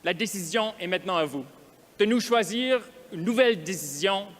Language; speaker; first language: French; non-native, local second language; English